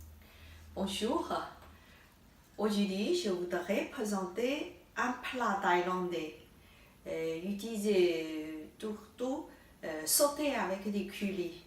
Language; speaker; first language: French; non-native, learner; Thai